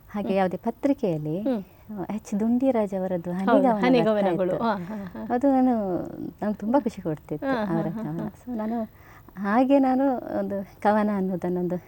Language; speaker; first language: Kannada; native; Kannada